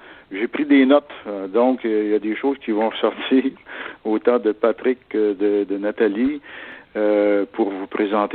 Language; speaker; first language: French; native; French